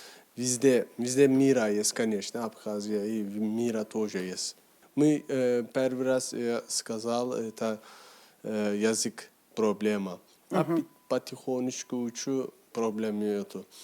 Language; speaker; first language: Russian; non-native, learner; Turkish